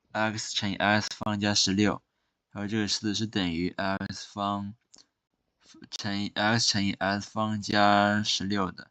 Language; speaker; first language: Chinese; native; Chinese